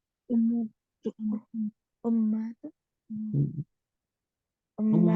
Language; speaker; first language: Arabic; non-native, learner; Urdu